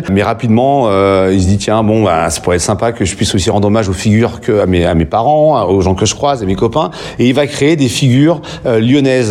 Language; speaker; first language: French; native; French